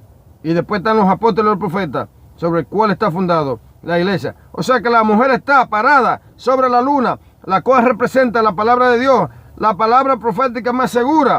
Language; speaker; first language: Spanish; native; Spanish